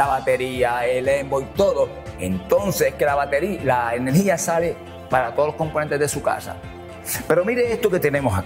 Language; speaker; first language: Spanish; native; Spanish